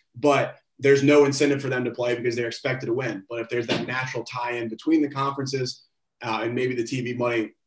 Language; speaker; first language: English; native; English